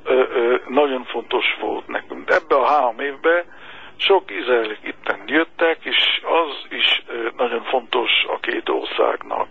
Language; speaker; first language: Hungarian; non-native, fluent; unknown